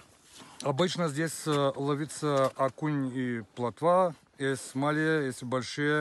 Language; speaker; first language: Russian; non-native, learner; Bulgarian